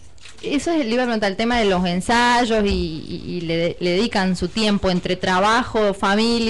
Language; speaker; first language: Spanish; native; Spanish